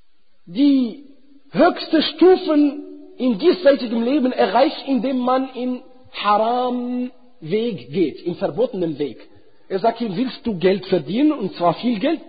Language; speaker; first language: German; non-native, fluent; Arabic